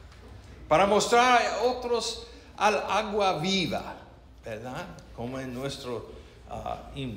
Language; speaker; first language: Spanish; non-native, learner; English